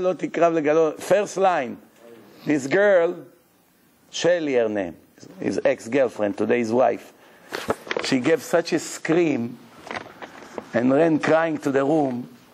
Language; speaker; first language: English; non-native, fluent; Hebrew